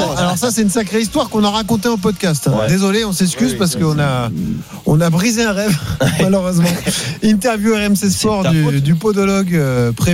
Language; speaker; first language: French; native; French